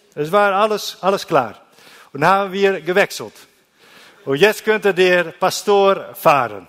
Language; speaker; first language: German; non-native, learner; Dutch